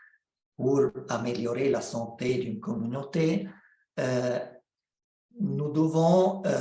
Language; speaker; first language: French; non-native, fluent; Italian